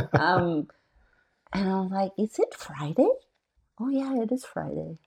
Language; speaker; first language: English; non-native, fluent; Spanish